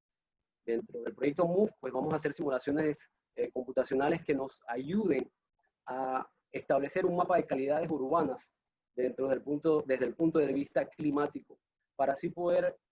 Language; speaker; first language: Spanish; native; Spanish